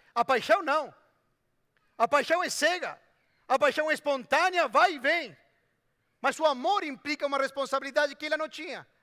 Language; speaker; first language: Portuguese; non-native, fluent; Spanish